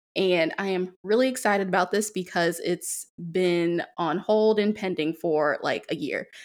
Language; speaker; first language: English; native; English